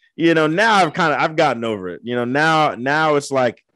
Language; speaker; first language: English; native; English